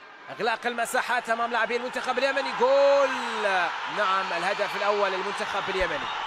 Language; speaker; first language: Arabic; native; Arabic